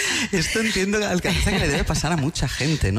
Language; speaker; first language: Spanish; native; Spanish